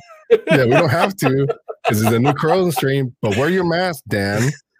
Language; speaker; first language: English; early bilingual, other home language; Spanish